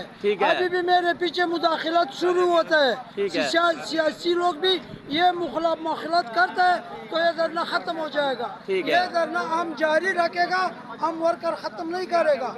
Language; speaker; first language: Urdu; non-native, local second language; Pashto